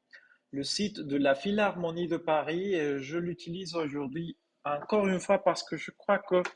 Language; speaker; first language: French; non-native, fluent; Spanish